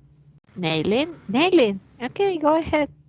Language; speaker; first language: English; non-native, learner; Spanish